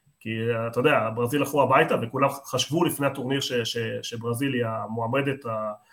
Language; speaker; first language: Hebrew; non-native, fluent; Spanish